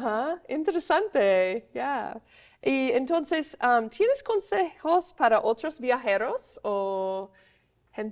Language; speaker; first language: Spanish; non-native, fluent; English